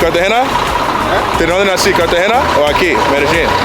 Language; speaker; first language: Spanish; non-native, learner; English